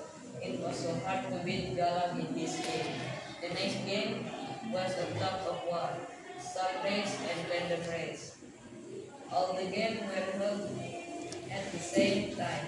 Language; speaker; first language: English; non-native, learner; Indonesian